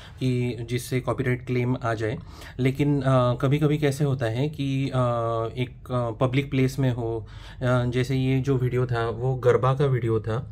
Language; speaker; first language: Hindi; non-native, local second language; Marathi